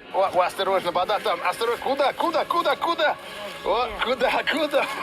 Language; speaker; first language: Russian; non-native, learner; English